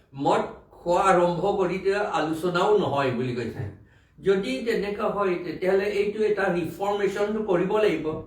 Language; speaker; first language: Assamese; non-native, local second language; Karbi